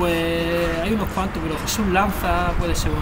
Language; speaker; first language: Spanish; native; Spanish